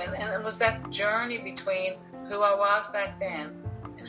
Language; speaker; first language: English; native; English